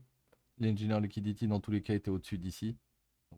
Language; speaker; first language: French; native; French